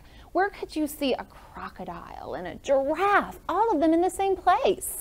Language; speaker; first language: English; native; English